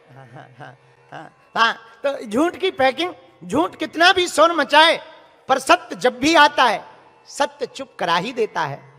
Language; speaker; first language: Hindi; native; Hindi